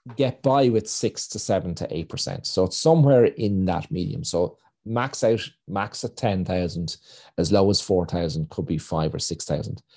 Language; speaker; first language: English; native; English